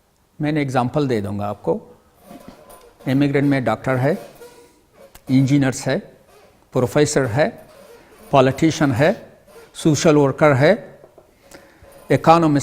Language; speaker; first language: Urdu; non-native, learner; Pashto